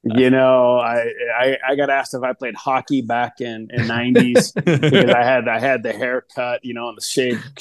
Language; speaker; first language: English; early bilingual, other home language; Spanish